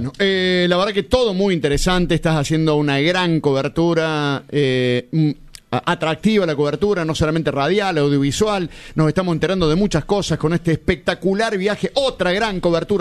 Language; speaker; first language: Spanish; native; Spanish